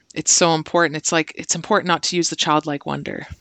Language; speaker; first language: English; native; English